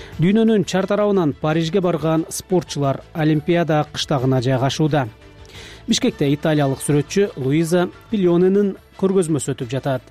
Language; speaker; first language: Kyrgyz; native; Kyrgyz